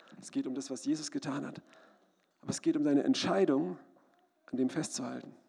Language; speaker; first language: German; native; German